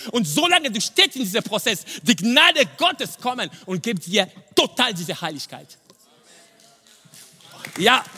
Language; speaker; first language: German; non-native, fluent; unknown